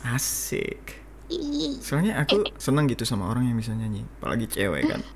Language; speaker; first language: English; non-native, fluent; Indonesian